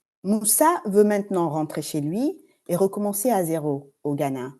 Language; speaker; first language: French; non-native, fluent; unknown